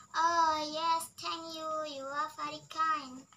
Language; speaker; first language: English; non-native, learner; Indonesian